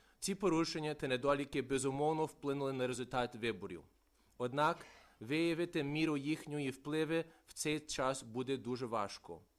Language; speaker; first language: Ukrainian; early bilingual, heritage; Ukrainian